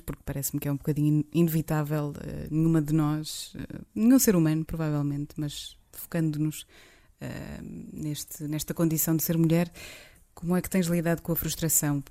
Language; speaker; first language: Portuguese; native; Portuguese